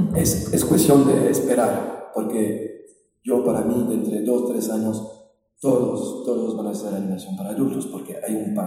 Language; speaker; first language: Spanish; non-native, fluent; French